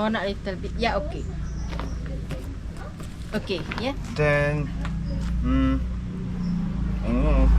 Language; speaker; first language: English; non-native, learner; Indonesian